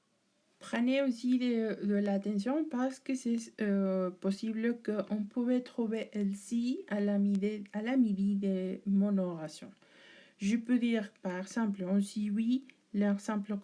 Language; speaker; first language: French; non-native, learner; Spanish